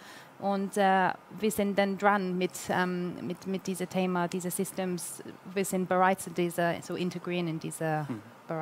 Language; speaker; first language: German; non-native, learner; English